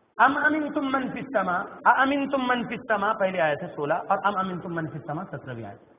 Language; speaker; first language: Urdu; native; Urdu